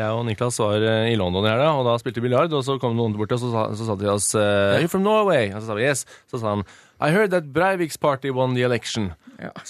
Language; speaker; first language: Norwegian; native; Norwegian